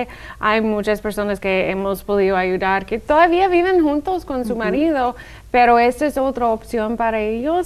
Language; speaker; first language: Spanish; non-native, fluent; English